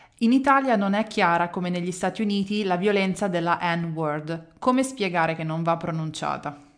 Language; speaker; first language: Italian; native; Italian